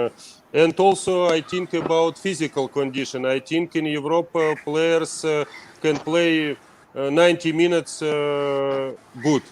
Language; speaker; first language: English; non-native, learner; Russian